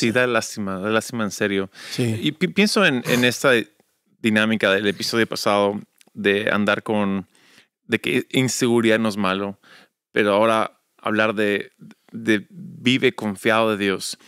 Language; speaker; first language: Spanish; early bilingual, other home language; English